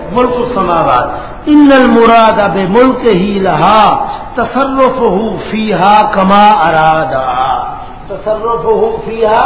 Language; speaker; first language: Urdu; non-native, local second language; Punjabi